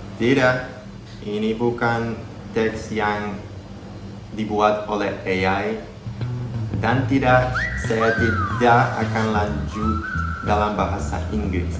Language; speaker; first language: Indonesian; non-native, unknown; Russian